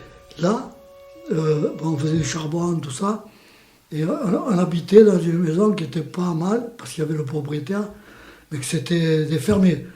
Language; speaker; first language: French; native; French